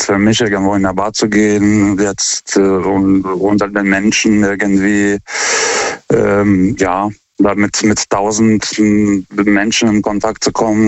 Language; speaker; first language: German; non-native, fluent; Lithuanian